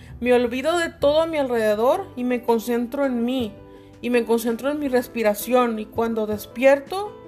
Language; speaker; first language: Spanish; native; Spanish